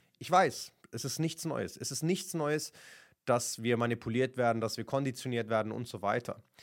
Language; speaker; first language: German; early bilingual, other home language; Kurdish